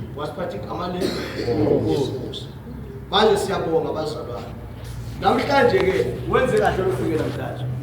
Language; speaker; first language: Zulu; native; Zulu